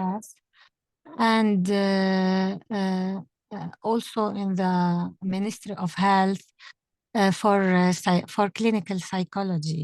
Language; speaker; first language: English; non-native, fluent; Arabic